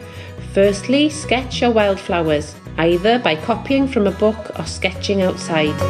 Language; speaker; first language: English; native; English